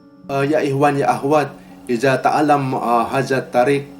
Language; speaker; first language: Arabic; non-native, learner; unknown